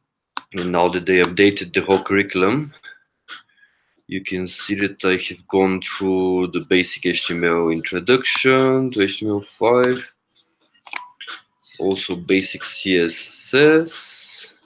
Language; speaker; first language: English; non-native, fluent; Korean